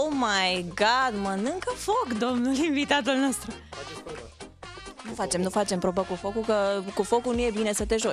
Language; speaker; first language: Romanian; native; Romanian